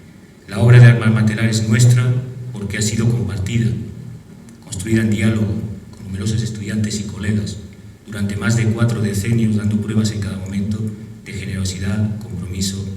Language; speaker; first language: Spanish; native; Spanish